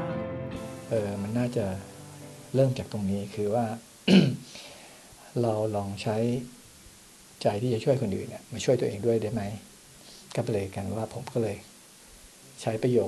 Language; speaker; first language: Thai; native; Thai